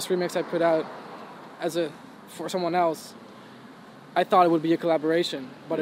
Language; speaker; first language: English; non-native, fluent; Dutch